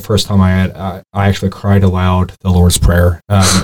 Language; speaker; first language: English; native; English